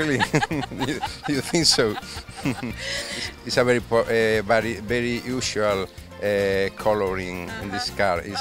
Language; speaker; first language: English; non-native, learner; Spanish